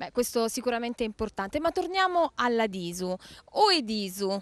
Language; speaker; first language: Italian; native; Italian